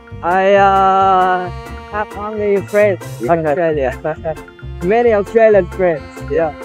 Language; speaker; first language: English; non-native, learner; Vietnamese